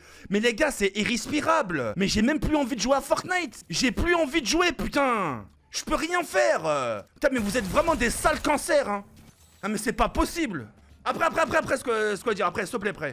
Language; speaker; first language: French; native; French